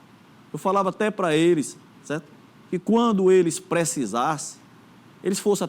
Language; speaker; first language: Portuguese; native; Portuguese